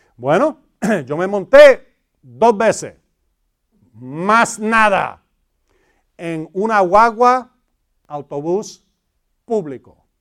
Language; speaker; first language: Spanish; early bilingual, heritage; Spanish